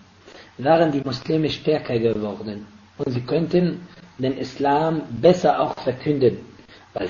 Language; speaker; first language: German; non-native, fluent; Arabic